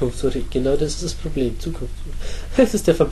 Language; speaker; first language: German; native; German